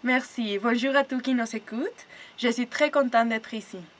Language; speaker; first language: French; non-native, learner; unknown